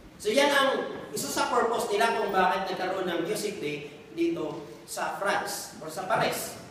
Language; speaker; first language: Filipino; non-native, local second language; Cebuano